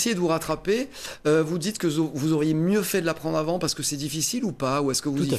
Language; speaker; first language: French; native; French